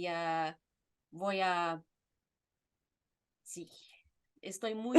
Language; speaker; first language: Spanish; non-native, fluent; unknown